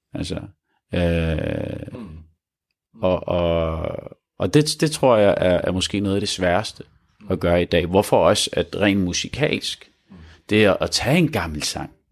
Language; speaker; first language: Danish; early bilingual, other home language; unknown